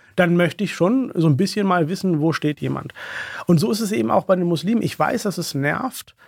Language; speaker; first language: German; early bilingual, other home language; Urdu